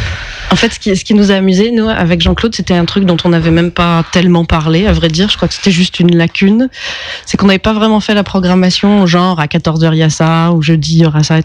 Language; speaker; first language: French; native; French